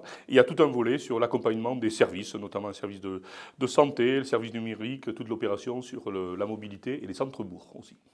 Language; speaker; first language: French; native; French